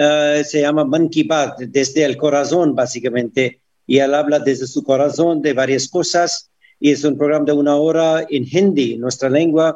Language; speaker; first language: Spanish; non-native, fluent; Hindi